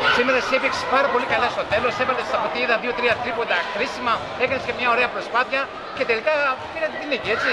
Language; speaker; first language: Greek; native; Greek